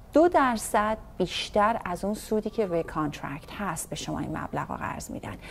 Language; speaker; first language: Persian; native; Persian